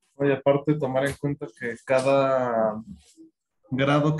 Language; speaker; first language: Spanish; native; Spanish